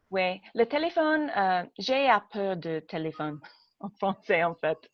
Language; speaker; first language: French; non-native, learner; English